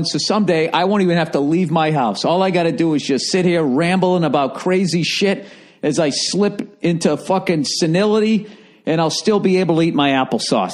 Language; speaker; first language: English; native; English